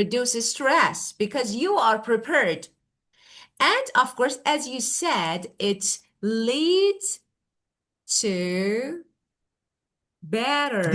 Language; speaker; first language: English; non-native, fluent; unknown